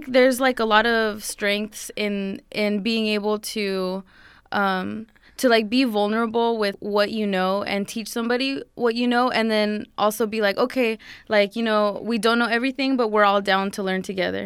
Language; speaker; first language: English; native; English